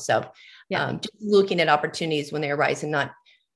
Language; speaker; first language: English; native; English